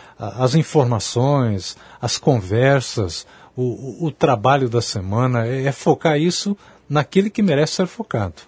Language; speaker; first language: Portuguese; native; Portuguese